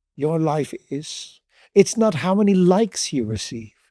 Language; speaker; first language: English; non-native, local second language; Filipino